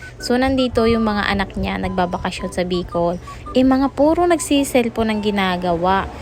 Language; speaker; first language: Filipino; non-native, local second language; Bikol